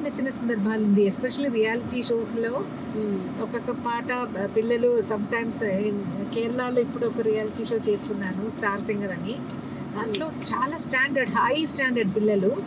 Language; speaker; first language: Telugu; non-native, local second language; Malayalam